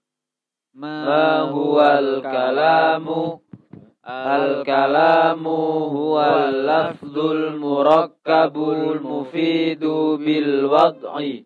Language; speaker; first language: Arabic; non-native, learner; Indonesian